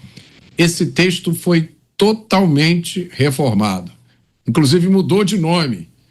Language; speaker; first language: Portuguese; native; Portuguese